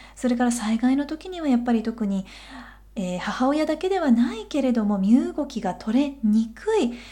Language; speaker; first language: Japanese; native; Japanese